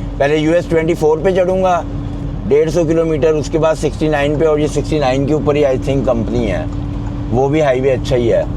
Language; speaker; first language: Urdu; non-native, local second language; Punjabi